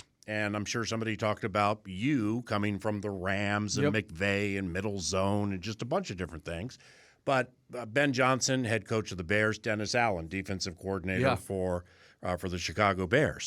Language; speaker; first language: English; native; English